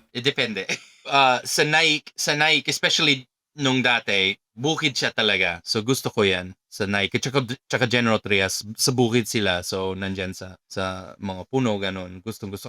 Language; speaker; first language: Filipino; non-native, fluent; English